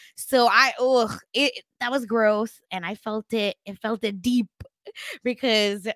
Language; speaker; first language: English; early bilingual, other home language; Hindi